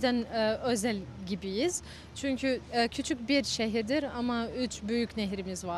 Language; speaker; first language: Turkish; non-native, fluent; Bosnian